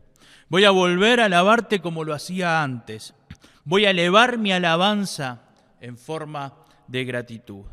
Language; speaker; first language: Spanish; native; Spanish